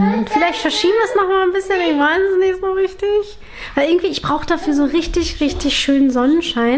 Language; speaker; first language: German; native; German